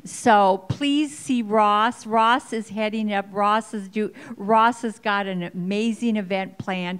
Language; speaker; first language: English; native; English